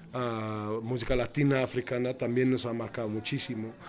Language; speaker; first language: Spanish; non-native, fluent; English